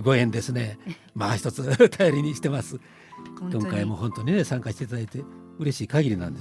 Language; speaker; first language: Japanese; native; Japanese